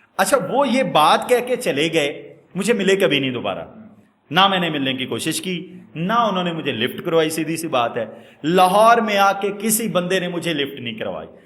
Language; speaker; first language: Urdu; non-native, local second language; Punjabi